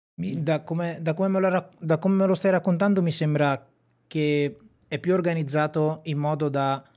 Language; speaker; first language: Italian; native; Italian